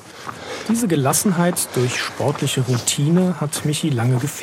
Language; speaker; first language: German; native; German